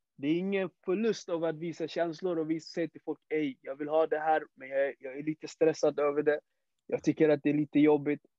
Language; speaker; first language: Swedish; early bilingual, other home language; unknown